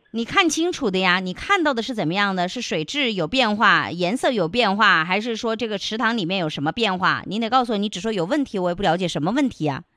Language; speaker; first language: Chinese; native; Chinese